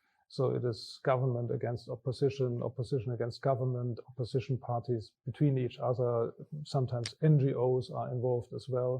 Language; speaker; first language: English; non-native, fluent; German